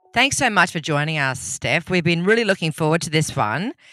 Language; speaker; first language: English; native; English